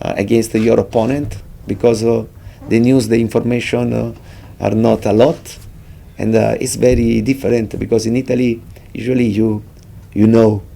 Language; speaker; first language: English; non-native, fluent; Italian